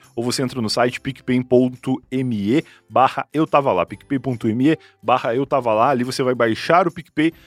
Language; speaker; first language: Portuguese; native; Portuguese